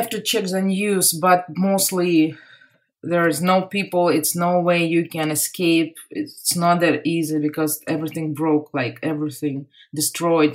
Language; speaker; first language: English; non-native, fluent; Ukrainian